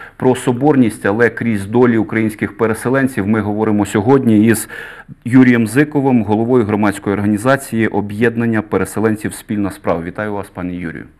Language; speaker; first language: Ukrainian; native; Ukrainian